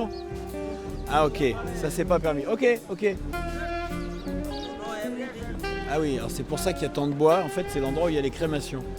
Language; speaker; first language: French; native; French